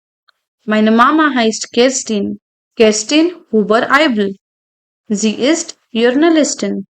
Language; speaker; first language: German; non-native, fluent; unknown